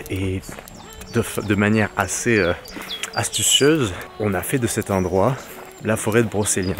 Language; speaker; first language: French; native; French